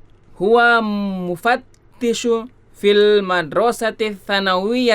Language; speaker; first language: Arabic; non-native, learner; Indonesian